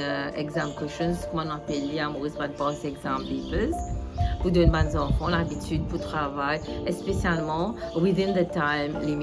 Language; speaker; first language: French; non-native, local second language; Morisyen